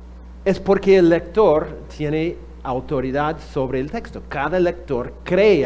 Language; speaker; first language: Spanish; non-native, fluent; English